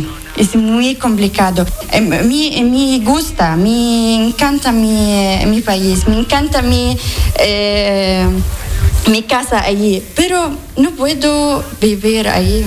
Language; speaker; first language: Spanish; non-native, learner; Arabic